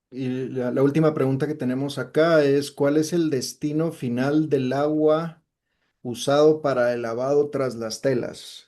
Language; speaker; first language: Spanish; native; Spanish